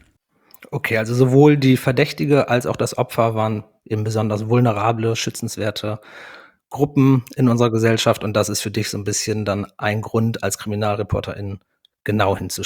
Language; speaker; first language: German; native; German